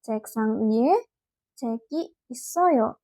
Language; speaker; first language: Korean; non-native, fluent; Indonesian